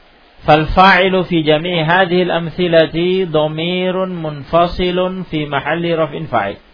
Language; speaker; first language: Arabic; non-native, fluent; Indonesian